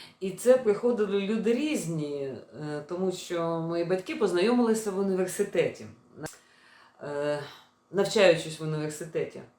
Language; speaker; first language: Ukrainian; non-native, local second language; Russian